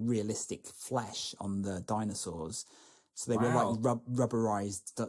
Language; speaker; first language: English; native; English